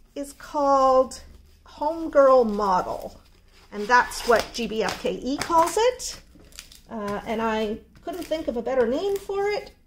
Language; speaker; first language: English; native; English